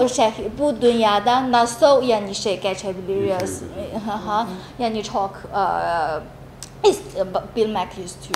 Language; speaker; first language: Turkish; non-native, learner; Chinese